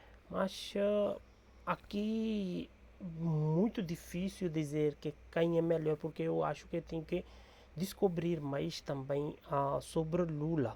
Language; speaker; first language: Portuguese; non-native, learner; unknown